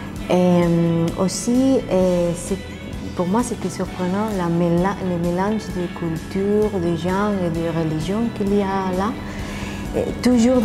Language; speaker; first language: French; non-native, fluent; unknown